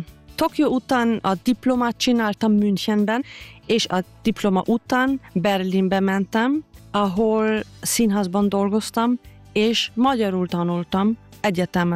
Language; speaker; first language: Hungarian; non-native, fluent; German